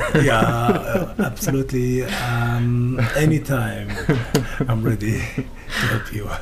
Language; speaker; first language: English; non-native, learner; Arabic